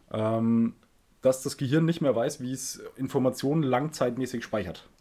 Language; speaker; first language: German; native; German